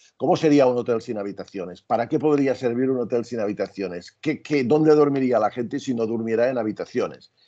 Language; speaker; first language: Spanish; native; Spanish